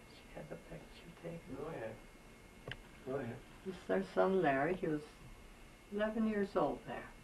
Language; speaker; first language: English; early bilingual, other home language; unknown